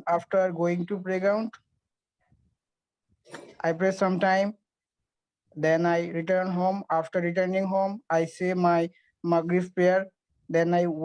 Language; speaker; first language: English; non-native, learner; Bangla